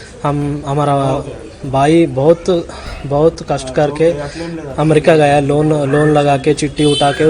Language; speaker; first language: Hindi; non-native, local second language; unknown